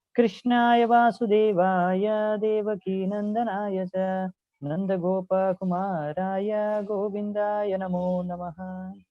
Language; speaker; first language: Hindi; non-native, local second language; Telugu